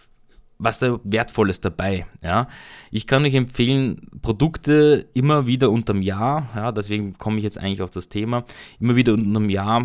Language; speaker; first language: German; native; German